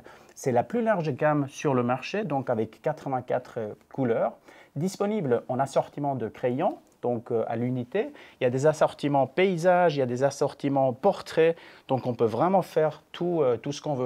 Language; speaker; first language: French; native; French